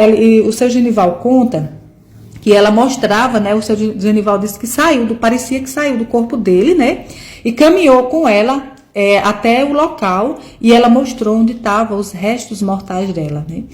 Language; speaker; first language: Portuguese; native; Portuguese